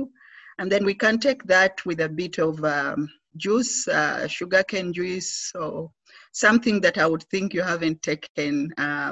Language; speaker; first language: English; non-native, local second language; Ganda